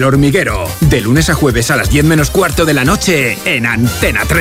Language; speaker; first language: Spanish; native; Spanish